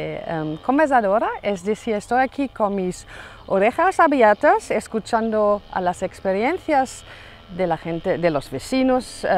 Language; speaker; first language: Spanish; non-native, fluent; German